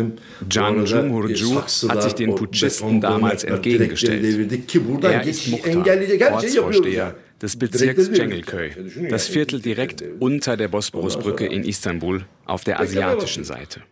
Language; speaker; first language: German; native; German